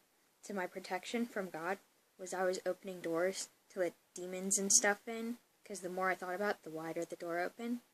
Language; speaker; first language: English; native; English